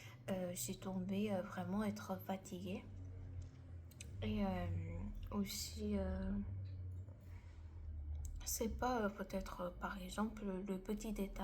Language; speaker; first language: French; non-native, learner; Korean